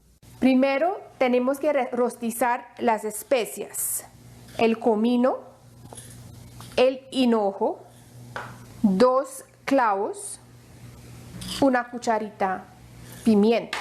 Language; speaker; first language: Spanish; non-native, fluent; Hindi